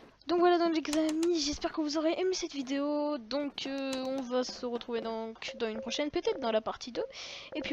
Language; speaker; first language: French; native; French